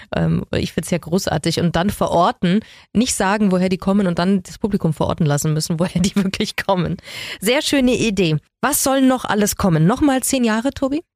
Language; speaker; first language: German; native; German